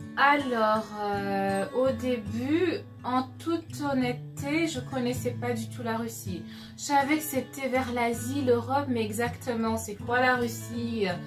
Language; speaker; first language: French; non-native, local second language; Lingala